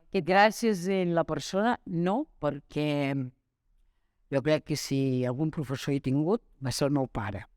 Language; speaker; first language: Catalan; native; Catalan